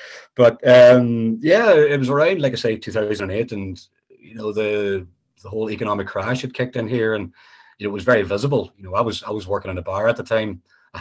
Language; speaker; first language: English; native; English